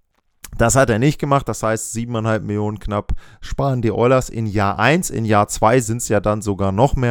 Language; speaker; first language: German; native; German